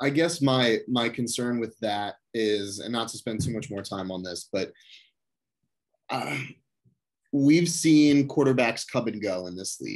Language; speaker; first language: English; native; English